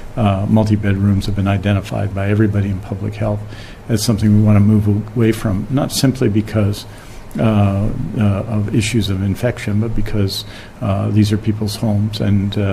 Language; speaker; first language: English; native; English